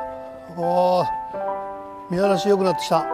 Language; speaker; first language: Japanese; native; Japanese